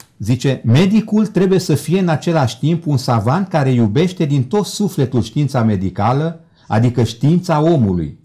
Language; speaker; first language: Romanian; native; Romanian